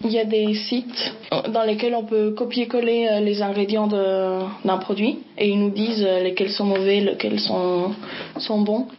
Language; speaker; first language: French; non-native, fluent; Spanish